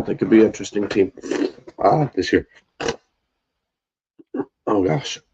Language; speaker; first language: English; native; English